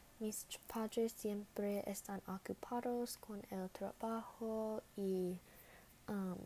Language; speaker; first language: Spanish; non-native, learner; English